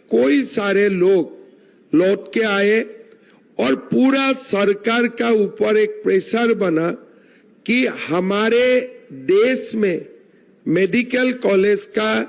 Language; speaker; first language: Hindi; non-native, local second language; Assamese